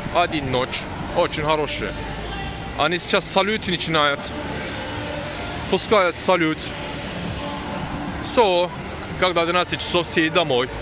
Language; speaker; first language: Russian; non-native, learner; Turkish